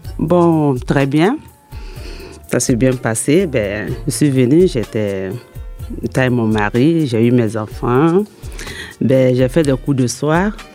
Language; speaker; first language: French; non-native, local second language; Bambara